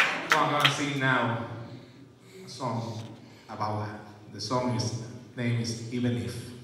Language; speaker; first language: English; non-native, learner; Spanish